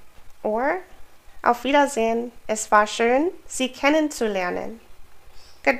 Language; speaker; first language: German; non-native, fluent; English